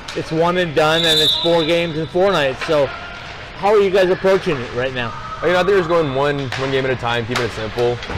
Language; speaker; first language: English; native; English